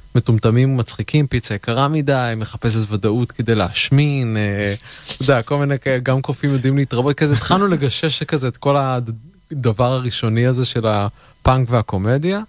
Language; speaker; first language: Hebrew; native; Hebrew